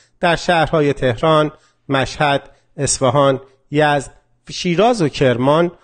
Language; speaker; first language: Persian; non-native, local second language; Azerbaijani